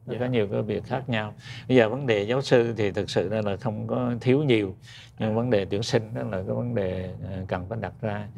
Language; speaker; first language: Vietnamese; native; Vietnamese